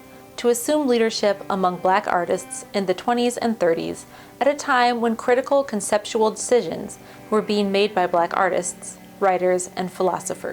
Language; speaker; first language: English; native; English